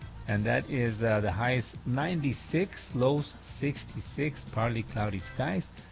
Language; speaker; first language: English; early bilingual, other home language; Spanish